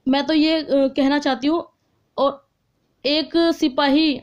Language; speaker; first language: Hindi; native; Hindi